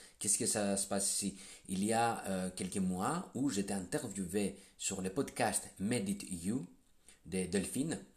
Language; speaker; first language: French; non-native, fluent; Greek